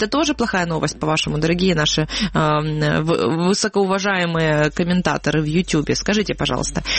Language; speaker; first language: Russian; native; Russian